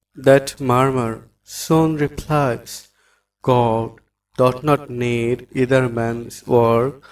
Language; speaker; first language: English; non-native, local second language; Bangla